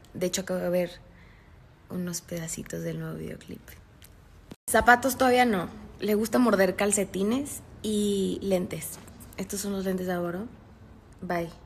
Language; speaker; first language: Spanish; native; Spanish